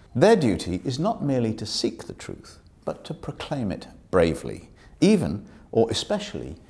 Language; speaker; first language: English; native; English